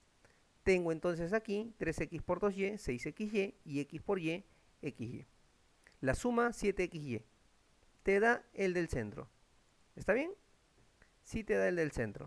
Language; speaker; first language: Spanish; native; Spanish